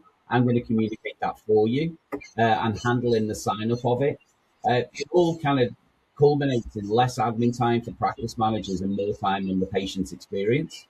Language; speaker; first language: English; native; English